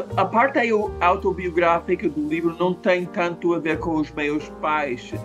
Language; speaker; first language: Portuguese; non-native, fluent; English